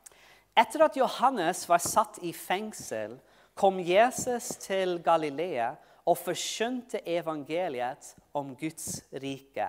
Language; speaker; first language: Norwegian; non-native, fluent; English